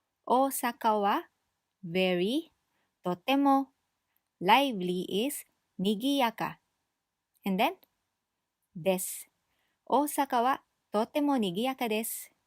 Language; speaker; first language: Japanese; non-native, fluent; English